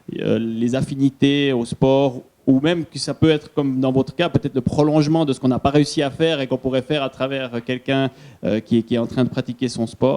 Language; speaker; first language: French; native; French